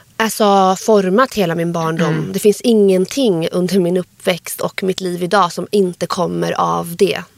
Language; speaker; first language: Swedish; early bilingual, other home language; Arabic